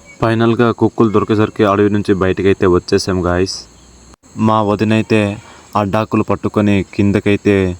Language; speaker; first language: Telugu; non-native, local second language; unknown